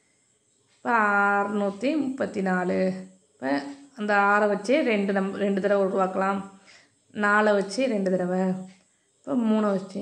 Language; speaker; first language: Tamil; native; Tamil